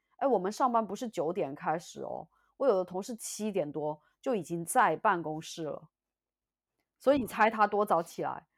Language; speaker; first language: Chinese; native; Chinese